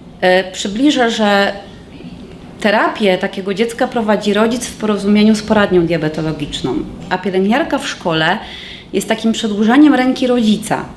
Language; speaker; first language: Polish; native; Polish